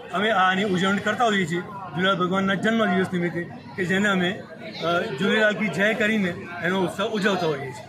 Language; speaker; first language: Gujarati; non-native, local second language; Sindhi